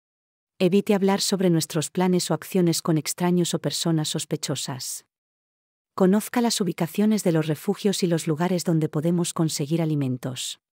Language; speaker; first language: Spanish; native; Spanish